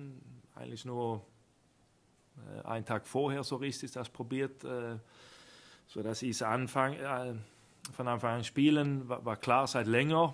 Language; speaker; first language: German; non-native, fluent; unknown